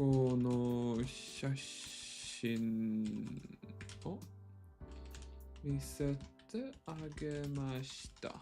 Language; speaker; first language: Japanese; non-native, learner; English